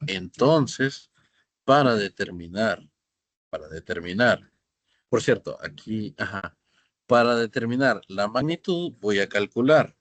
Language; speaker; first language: Spanish; native; Spanish